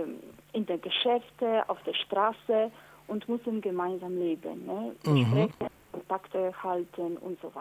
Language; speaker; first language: German; non-native, fluent; Polish